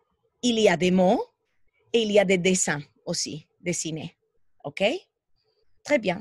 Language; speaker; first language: French; non-native, fluent; Spanish